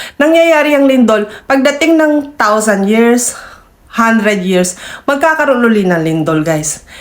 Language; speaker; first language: Filipino; native; Filipino